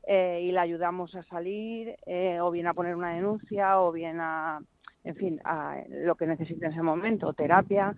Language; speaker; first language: Spanish; native; Spanish